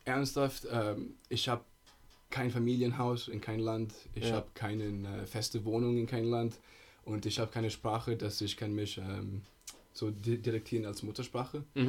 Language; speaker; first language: German; non-native, fluent; Italian